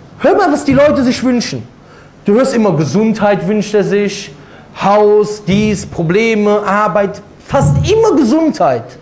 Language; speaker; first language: German; native; German